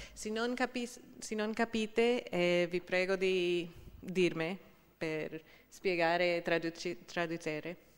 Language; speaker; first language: Italian; non-native, learner; English